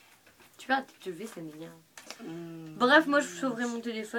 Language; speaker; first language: French; native; French